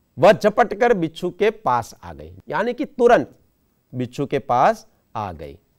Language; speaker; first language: Hindi; non-native, local second language; Gujarati